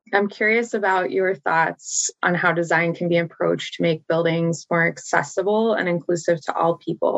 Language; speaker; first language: English; native; English